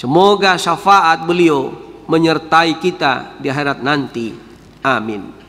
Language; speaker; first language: Indonesian; native; Indonesian